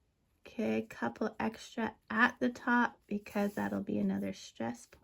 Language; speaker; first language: English; native; English